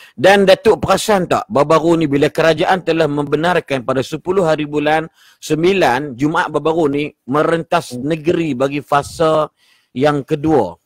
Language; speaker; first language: Malay; native; Malay